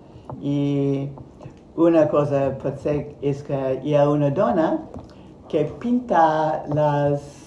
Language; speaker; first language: Catalan; non-native, fluent; Spanish